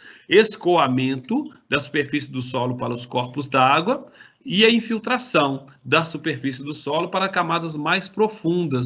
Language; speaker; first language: Portuguese; native; Portuguese